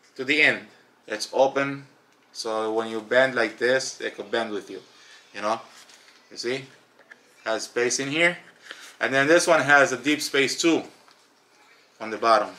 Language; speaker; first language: English; native; English